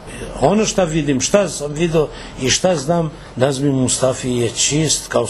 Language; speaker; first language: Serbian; non-native, local second language; Albanian